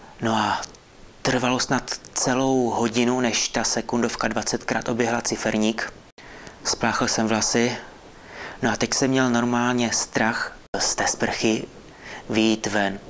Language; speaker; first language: Czech; native; Czech